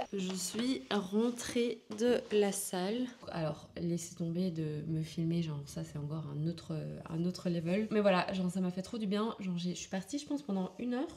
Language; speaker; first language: French; native; French